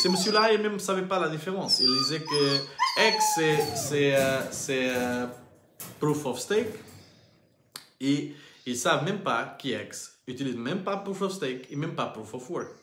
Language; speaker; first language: French; non-native, learner; Portuguese